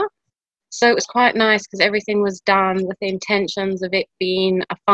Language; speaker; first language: English; native; English